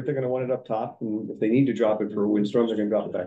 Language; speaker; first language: English; native; English